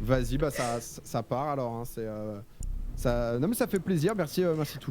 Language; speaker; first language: French; native; French